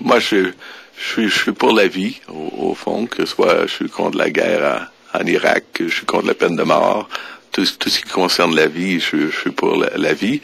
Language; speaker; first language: French; native; French